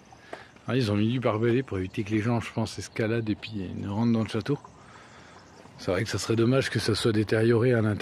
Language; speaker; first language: French; native; French